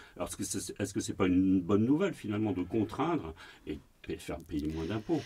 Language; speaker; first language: French; native; French